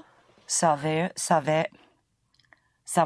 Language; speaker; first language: French; non-native, learner; English